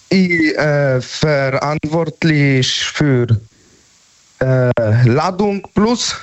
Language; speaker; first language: German; non-native, learner; Polish